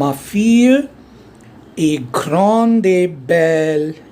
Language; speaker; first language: French; non-native, learner; Hindi